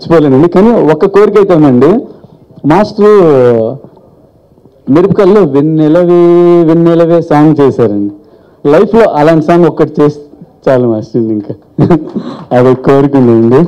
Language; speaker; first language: Telugu; native; Telugu